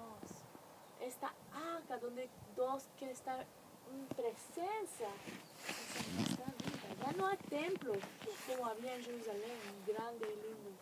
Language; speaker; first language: Spanish; non-native, fluent; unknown